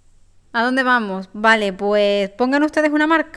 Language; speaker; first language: Spanish; native; Spanish